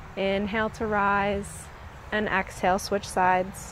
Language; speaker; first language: English; native; English